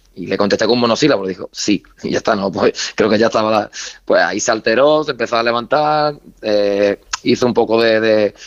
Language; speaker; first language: Spanish; native; Spanish